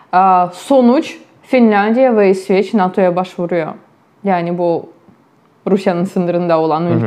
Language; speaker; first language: Turkish; non-native, fluent; Ukrainian